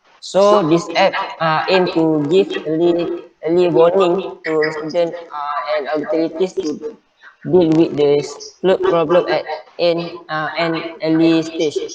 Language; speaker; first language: English; non-native, learner; Malay